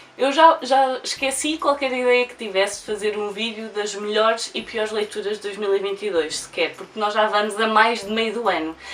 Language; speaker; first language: Portuguese; native; Portuguese